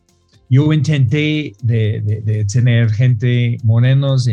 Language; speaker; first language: Spanish; non-native, fluent; English